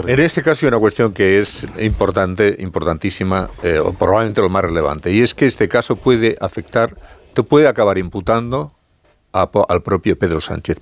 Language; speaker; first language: Spanish; native; Spanish